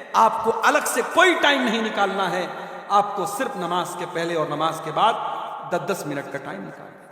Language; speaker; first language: Urdu; native; Urdu